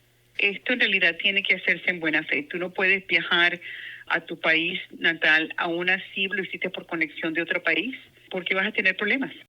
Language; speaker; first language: Spanish; non-native, local second language; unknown